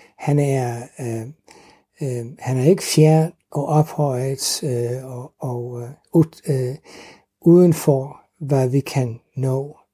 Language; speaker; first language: Danish; non-native, fluent; English